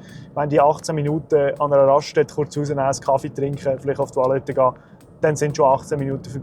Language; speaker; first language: German; native; German